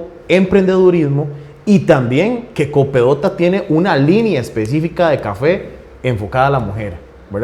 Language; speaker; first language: Spanish; native; Spanish